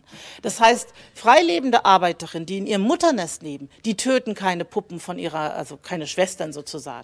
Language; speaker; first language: German; native; German